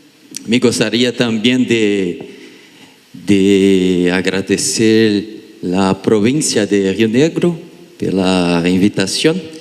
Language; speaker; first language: Spanish; non-native, learner; Portuguese